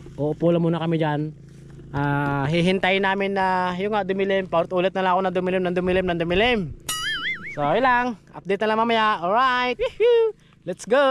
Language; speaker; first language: Filipino; non-native, local second language; Kinaray-a